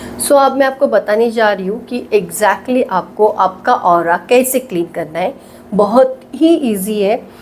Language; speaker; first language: Hindi; non-native, local second language; Marathi